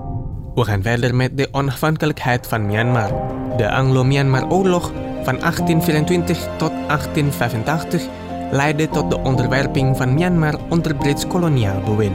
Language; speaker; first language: Dutch; non-native, fluent; Indonesian